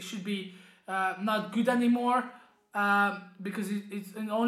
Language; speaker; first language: English; non-native, fluent; Hungarian